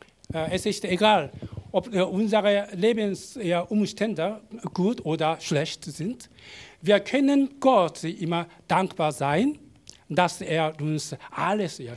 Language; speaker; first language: German; non-native, learner; Korean